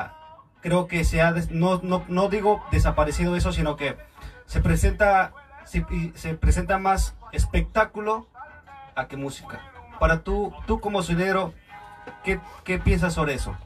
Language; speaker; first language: Spanish; native; Spanish